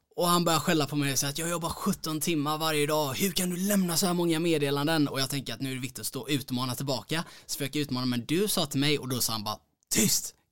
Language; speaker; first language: Swedish; native; Swedish